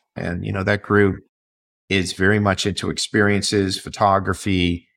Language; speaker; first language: English; native; English